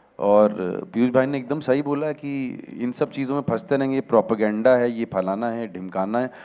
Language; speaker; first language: Hindi; native; Hindi